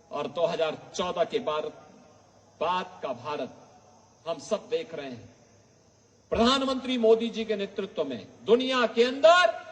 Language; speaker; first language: Hindi; native; Hindi